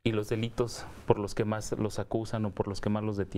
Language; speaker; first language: Spanish; native; Spanish